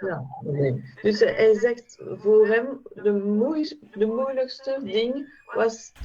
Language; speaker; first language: Dutch; non-native, fluent; French